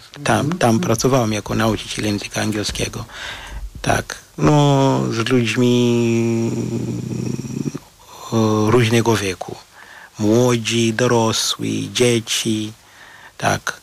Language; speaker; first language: Polish; non-native, fluent; Shona